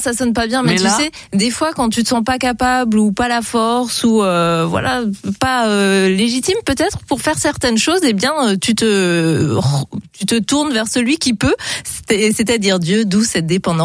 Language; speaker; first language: French; native; French